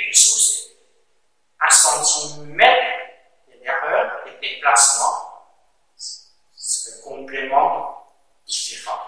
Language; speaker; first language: French; non-native, learner; Chinese